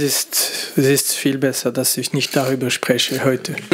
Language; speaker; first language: German; non-native, fluent; French